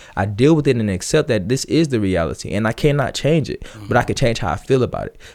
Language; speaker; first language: English; native; English